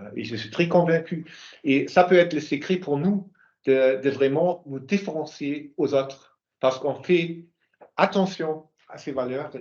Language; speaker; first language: French; non-native, fluent; German